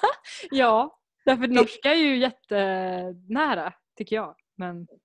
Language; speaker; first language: Swedish; native; Swedish